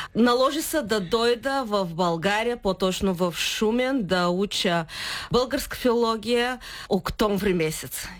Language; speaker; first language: Bulgarian; early bilingual, heritage; Bulgarian